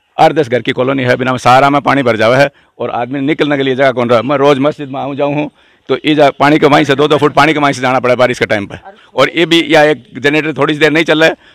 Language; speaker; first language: Hindi; native; Hindi